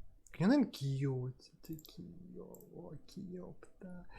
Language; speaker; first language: Korean; non-native, learner; Russian